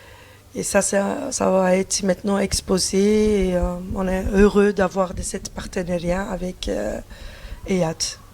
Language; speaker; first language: French; non-native, fluent; Turkish